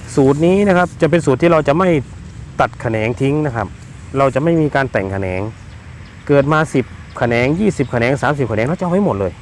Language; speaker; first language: Thai; non-native, local second language; Northeastern Thai